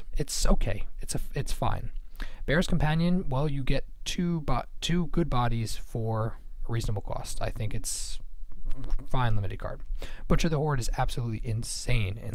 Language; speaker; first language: English; native; English